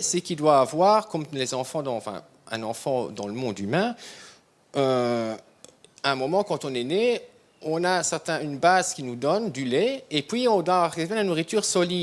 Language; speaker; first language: French; native; French